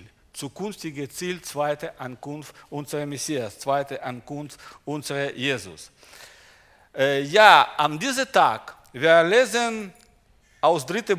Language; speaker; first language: German; non-native, learner; Russian